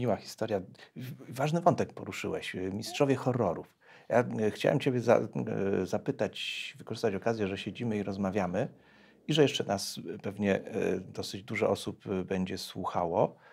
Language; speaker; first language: Polish; native; Polish